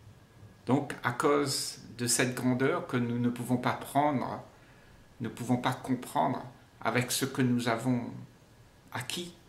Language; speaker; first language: French; native; French